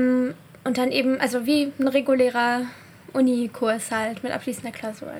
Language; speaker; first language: German; native; German